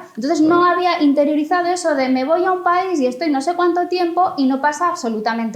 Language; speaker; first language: Spanish; native; Spanish